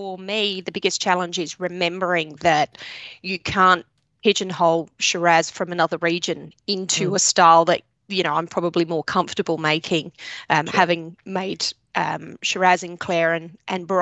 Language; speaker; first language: English; native; English